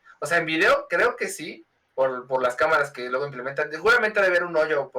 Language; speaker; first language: Spanish; native; Spanish